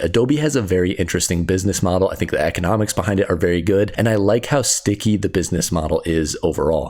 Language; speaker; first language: English; native; English